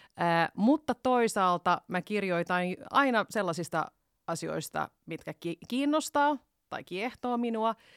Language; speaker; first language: Finnish; non-native, local second language; Swedish